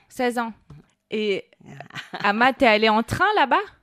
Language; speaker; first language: French; native; French